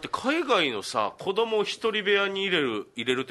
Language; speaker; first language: Japanese; native; Japanese